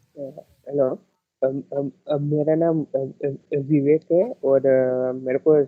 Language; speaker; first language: Hindi; non-native, local second language; Gujarati